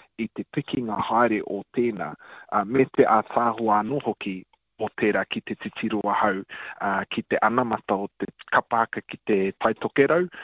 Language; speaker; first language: Māori; native; Māori